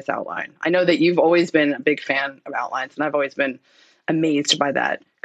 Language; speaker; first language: English; native; English